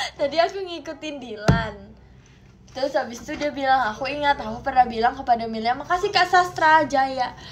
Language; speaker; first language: Indonesian; native; Indonesian